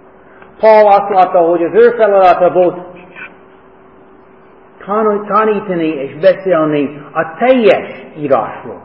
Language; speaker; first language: Hungarian; non-native, fluent; English